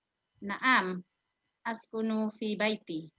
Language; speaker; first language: Arabic; non-native, learner; Indonesian